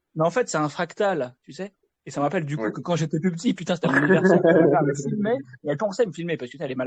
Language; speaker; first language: French; native; French